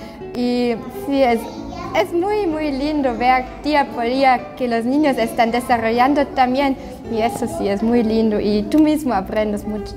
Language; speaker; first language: Spanish; non-native, fluent; German